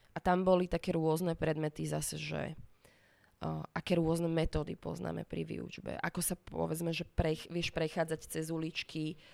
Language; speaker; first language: Slovak; native; Slovak